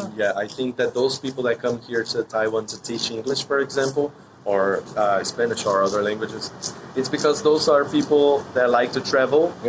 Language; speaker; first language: English; non-native, fluent; Portuguese